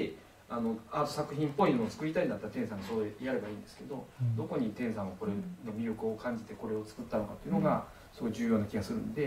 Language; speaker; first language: Japanese; native; Japanese